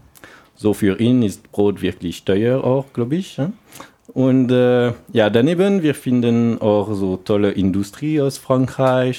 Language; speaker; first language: German; non-native, learner; French